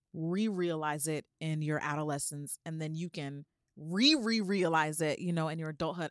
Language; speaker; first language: English; early bilingual, other home language; Yoruba